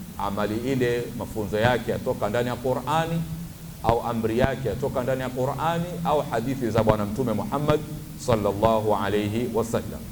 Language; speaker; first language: Swahili; native; Swahili